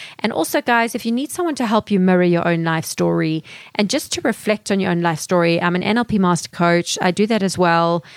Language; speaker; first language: English; native; English